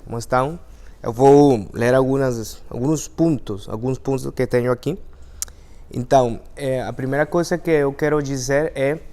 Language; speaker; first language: Portuguese; non-native, fluent; Spanish